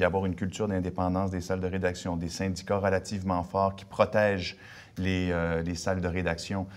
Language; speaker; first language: French; native; French